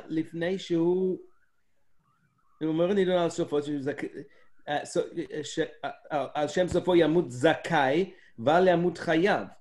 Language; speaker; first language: Hebrew; non-native, fluent; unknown